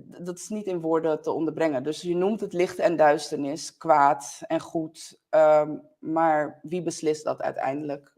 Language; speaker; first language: Dutch; native; Dutch